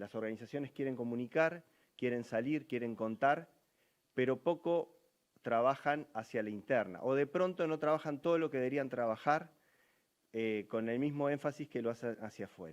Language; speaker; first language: Spanish; native; Spanish